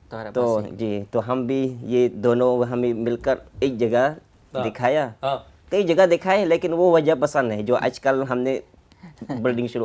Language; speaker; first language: Hindi; non-native, fluent; Khmer